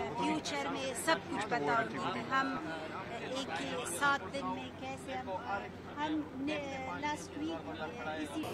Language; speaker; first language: Hindi; non-native, learner; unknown